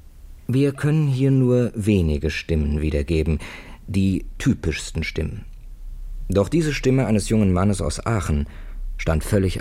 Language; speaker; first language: German; native; German